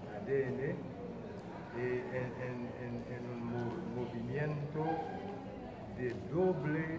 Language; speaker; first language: Spanish; non-native, fluent; Haitian Creole